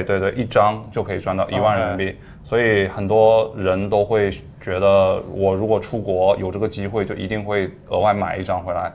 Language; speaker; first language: Chinese; native; Chinese